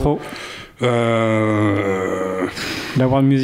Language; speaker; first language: French; native; French